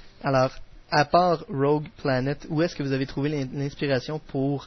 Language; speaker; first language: French; native; French